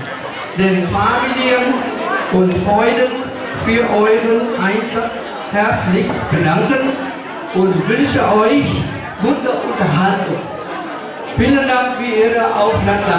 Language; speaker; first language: German; non-native, fluent; Vietnamese